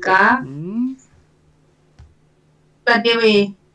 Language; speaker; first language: Korean; non-native, learner; Indonesian